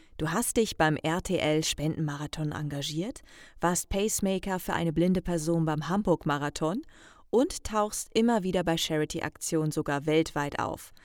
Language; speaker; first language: German; native; German